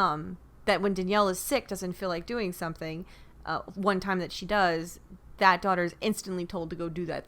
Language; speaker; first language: English; native; English